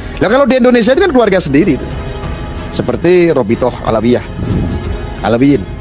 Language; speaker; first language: Indonesian; native; Indonesian